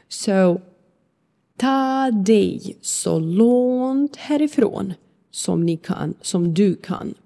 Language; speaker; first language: Swedish; non-native, fluent; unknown